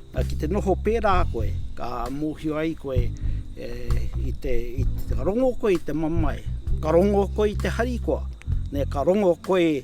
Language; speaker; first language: Māori; native; Māori